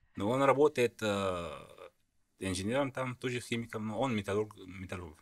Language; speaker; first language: Russian; non-native, fluent; French